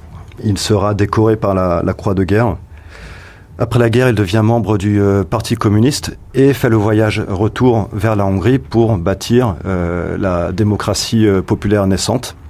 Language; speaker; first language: French; native; French